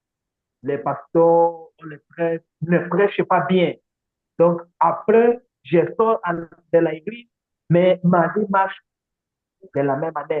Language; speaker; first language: French; non-native, learner; Portuguese